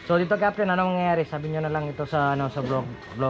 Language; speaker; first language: Filipino; non-native, learner; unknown